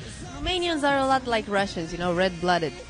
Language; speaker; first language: English; non-native, fluent; Romanian